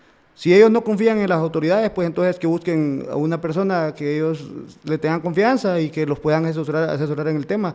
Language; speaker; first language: Spanish; native; Spanish